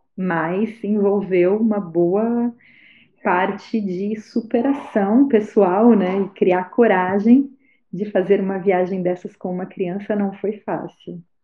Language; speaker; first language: Portuguese; native; Portuguese